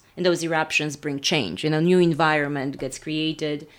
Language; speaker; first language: English; non-native, fluent; Polish